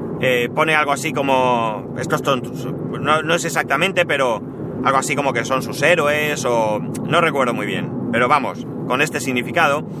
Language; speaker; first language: Spanish; native; Spanish